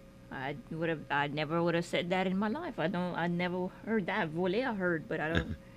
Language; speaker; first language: English; early bilingual, other home language; French